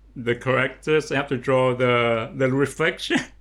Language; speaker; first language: English; non-native, learner; Lao